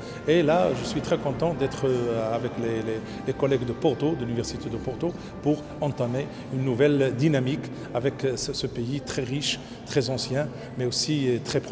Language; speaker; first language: French; non-native, local second language; Arabic